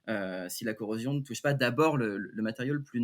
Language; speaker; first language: French; native; French